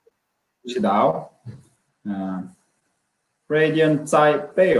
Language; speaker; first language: Chinese; non-native, learner; Swedish